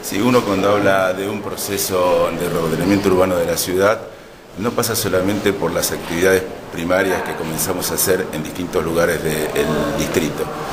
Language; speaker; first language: Spanish; native; Spanish